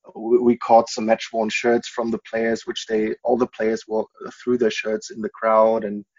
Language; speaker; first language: English; non-native, fluent; German